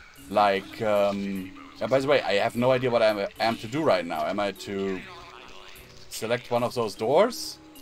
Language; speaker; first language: English; non-native, fluent; German